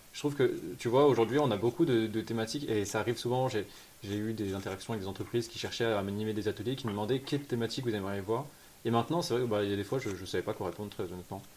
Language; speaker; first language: French; native; French